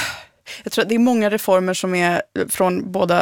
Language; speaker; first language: Swedish; native; Swedish